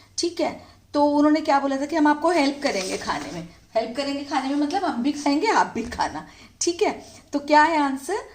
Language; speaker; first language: Hindi; native; Hindi